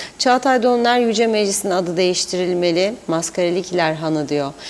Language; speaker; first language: Turkish; native; Turkish